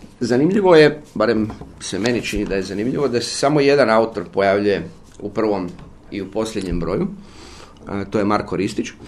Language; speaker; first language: Croatian; native; Croatian